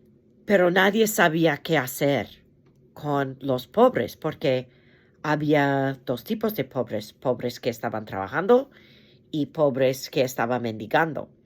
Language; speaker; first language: Spanish; non-native, fluent; English